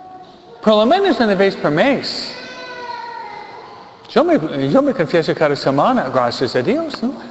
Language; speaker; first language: Spanish; non-native, fluent; English